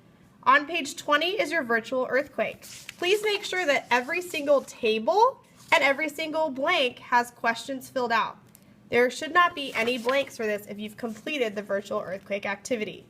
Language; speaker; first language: English; native; English